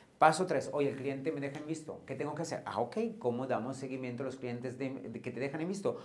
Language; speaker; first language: Spanish; non-native, fluent; Italian